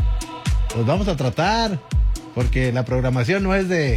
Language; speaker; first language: Spanish; native; Spanish